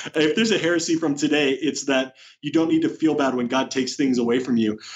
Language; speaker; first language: English; native; English